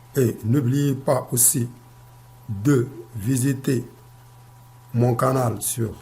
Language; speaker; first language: French; non-native, local second language; Arabic